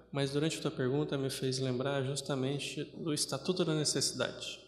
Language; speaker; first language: Portuguese; native; Portuguese